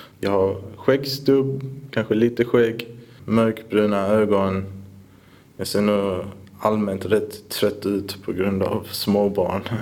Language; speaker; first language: Swedish; early bilingual, other home language; Persian